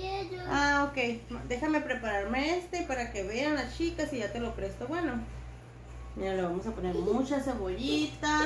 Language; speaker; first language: Spanish; native; Spanish